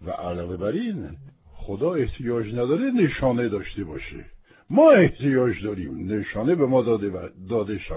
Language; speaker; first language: Persian; non-native, fluent; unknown